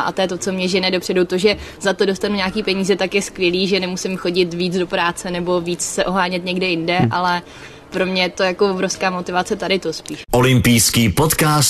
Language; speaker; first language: Czech; native; Czech